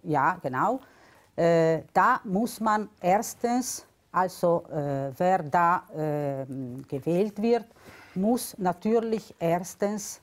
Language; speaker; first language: German; non-native, local second language; Italian